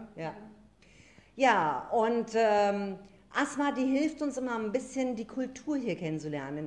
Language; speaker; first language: German; native; German